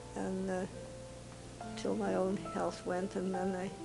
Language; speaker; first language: English; native; English